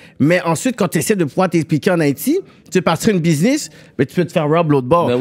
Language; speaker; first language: French; native; French